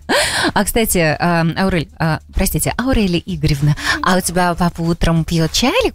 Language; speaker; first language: Russian; native; Russian